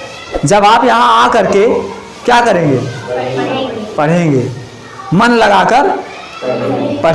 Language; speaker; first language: Hindi; native; Hindi